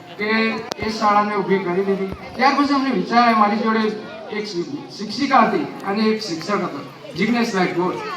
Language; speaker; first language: Gujarati; non-native, local second language; Kukna